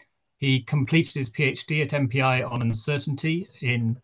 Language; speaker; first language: English; native; English